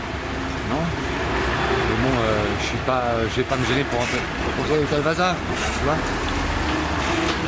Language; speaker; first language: French; native; French